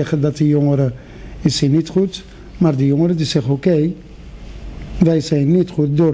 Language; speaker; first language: Dutch; non-native, fluent; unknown